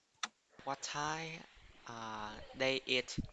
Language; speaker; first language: English; non-native, learner; Vietnamese